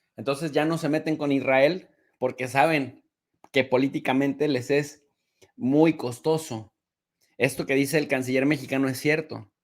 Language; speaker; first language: Spanish; native; Spanish